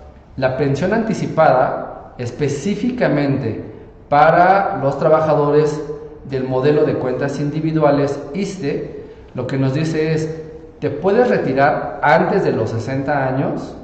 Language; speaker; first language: Spanish; native; Spanish